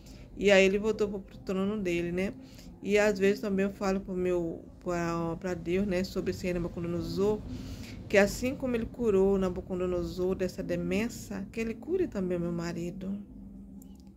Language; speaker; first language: Portuguese; native; Portuguese